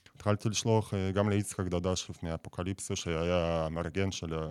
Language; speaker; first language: Hebrew; non-native, fluent; Russian